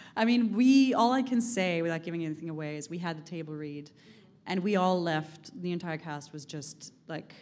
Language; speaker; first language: English; non-native, fluent; Hebrew